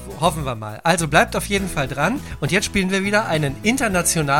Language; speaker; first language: German; native; German